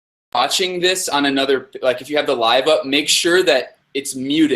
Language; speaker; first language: English; non-native, fluent; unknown